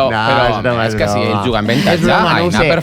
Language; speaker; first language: Catalan; native; Catalan